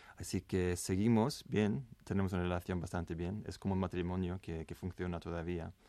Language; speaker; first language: Spanish; non-native, fluent; Swedish